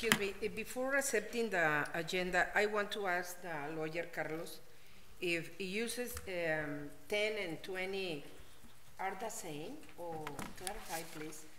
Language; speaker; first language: English; non-native, fluent; Spanish